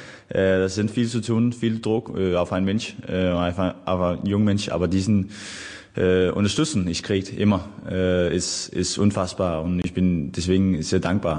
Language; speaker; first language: German; non-native, fluent; Danish